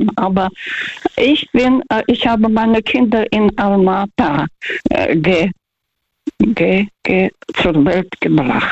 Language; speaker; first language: German; non-native, fluent; Russian